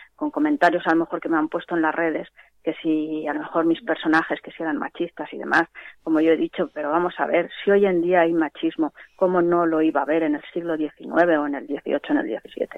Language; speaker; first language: Spanish; native; Spanish